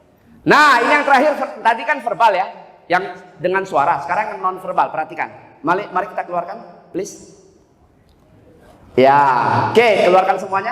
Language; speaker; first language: Indonesian; native; Indonesian